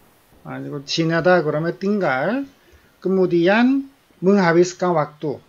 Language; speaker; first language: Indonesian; non-native, fluent; Korean